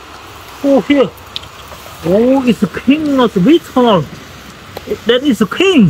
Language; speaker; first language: English; non-native, learner; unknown